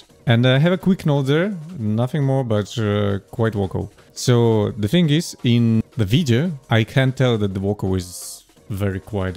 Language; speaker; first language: English; non-native, fluent; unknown